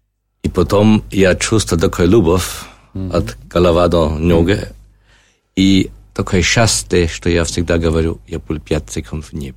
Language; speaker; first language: Russian; non-native, learner; German